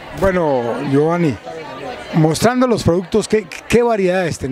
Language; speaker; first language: Spanish; native; Spanish